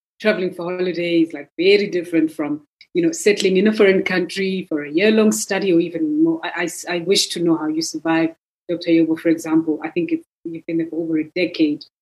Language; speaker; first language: English; non-native, local second language; Zulu